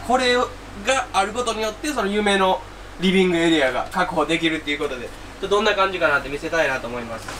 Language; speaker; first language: Japanese; native; Japanese